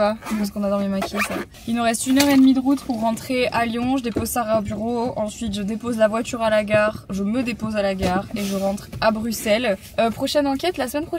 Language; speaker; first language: French; native; French